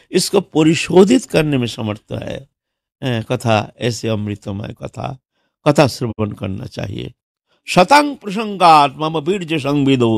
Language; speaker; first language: Hindi; non-native, local second language; Bangla